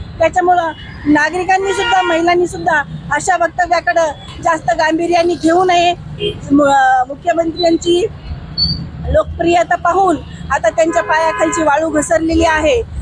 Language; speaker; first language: Marathi; native; Marathi